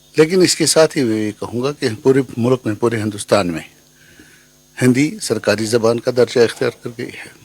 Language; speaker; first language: Urdu; non-native, local second language; Kashmiri